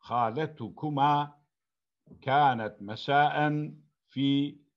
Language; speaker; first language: Arabic; non-native, fluent; Turkish